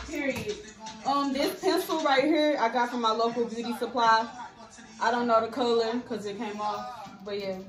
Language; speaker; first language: English; native; English